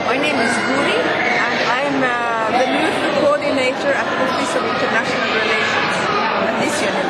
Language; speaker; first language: English; non-native, fluent; Norwegian